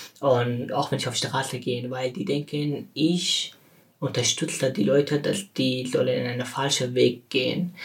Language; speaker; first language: German; non-native, learner; Persian